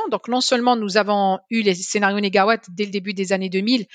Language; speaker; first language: French; non-native, local second language; Arabic